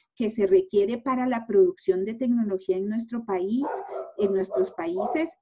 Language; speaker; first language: Spanish; native; Spanish